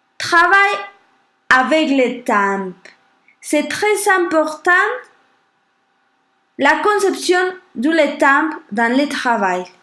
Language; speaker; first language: French; non-native, learner; Spanish